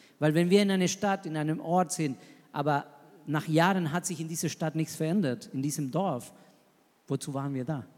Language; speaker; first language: German; non-native, fluent; Spanish